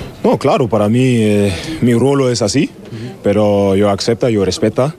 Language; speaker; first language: Spanish; non-native, learner; German